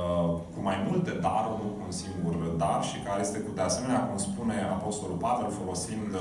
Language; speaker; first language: Romanian; native; Romanian